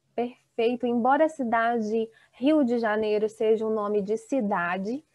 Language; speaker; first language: Portuguese; native; Portuguese